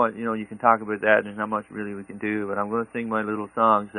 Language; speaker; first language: English; native; English